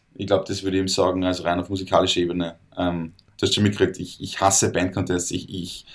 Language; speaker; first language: German; native; German